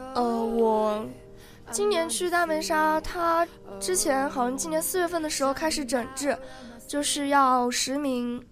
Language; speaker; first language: Chinese; native; Chinese